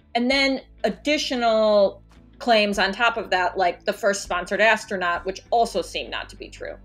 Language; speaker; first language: English; native; English